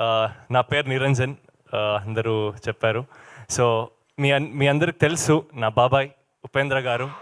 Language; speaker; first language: Telugu; non-native, learner; Kannada